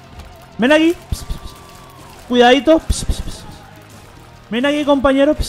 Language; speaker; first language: Spanish; native; Spanish